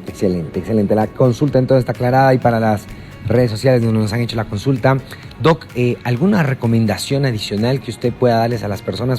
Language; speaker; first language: Spanish; native; Spanish